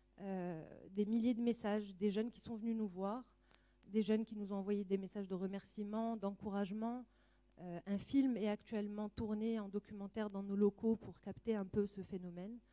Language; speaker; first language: French; non-native, local second language; Arabic